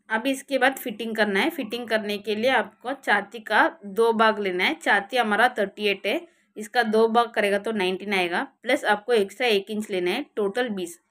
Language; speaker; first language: Hindi; non-native, local second language; Marathi